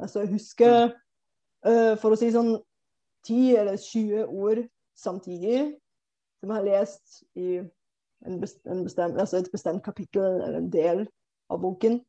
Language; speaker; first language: Norwegian; non-native, fluent; Bulgarian